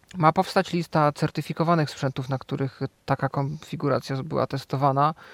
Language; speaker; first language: Polish; native; Polish